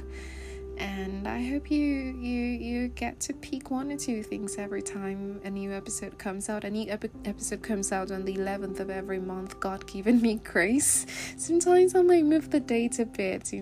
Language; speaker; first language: English; non-native, local second language; Igbo